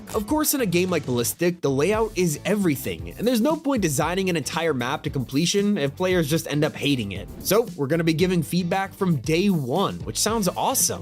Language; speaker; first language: English; native; English